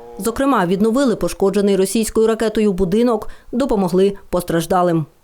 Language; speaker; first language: Ukrainian; native; Ukrainian